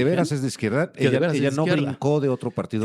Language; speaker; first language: Spanish; native; Spanish